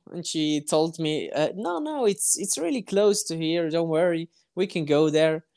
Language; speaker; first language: English; non-native, fluent; German